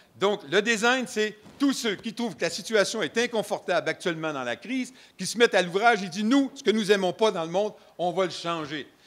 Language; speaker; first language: French; native; French